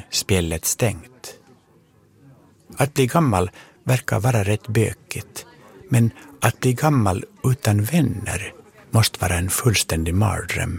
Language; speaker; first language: Swedish; native; Swedish